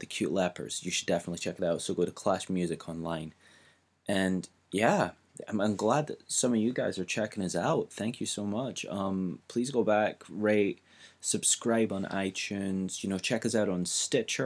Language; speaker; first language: English; native; English